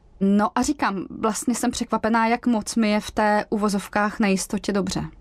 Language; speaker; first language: Czech; native; Czech